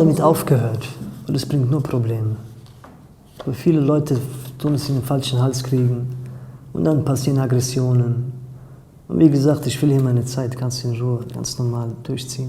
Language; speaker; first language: German; native; German